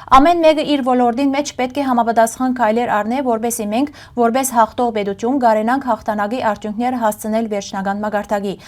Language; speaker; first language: Armenian; early bilingual, heritage; Armenian